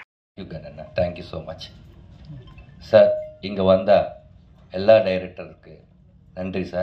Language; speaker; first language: Tamil; non-native, learner; Telugu